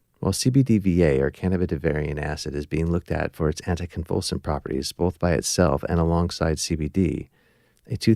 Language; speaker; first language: English; native; English